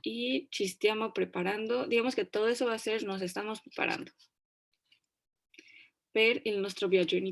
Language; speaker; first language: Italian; non-native, fluent; Spanish